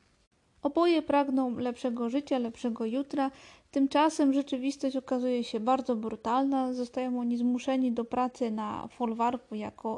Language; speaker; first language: Polish; native; Polish